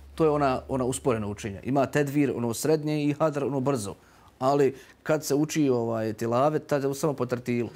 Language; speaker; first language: Croatian; native; Croatian